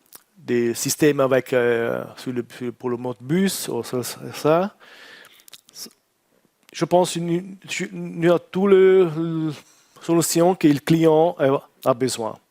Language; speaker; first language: French; non-native, learner; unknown